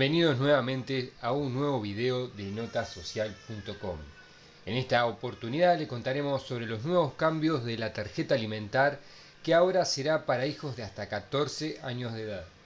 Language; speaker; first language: Spanish; native; Spanish